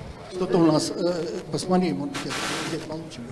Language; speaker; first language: Russian; native; Russian